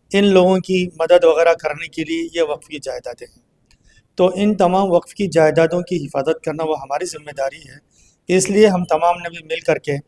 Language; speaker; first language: Urdu; native; Urdu